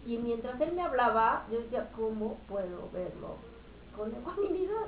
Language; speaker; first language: Spanish; native; Spanish